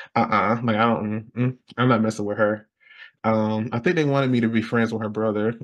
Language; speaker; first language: English; native; English